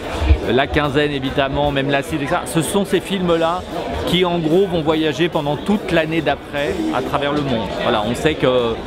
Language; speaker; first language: French; native; French